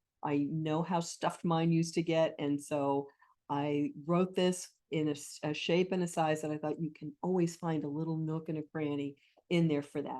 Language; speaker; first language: English; native; English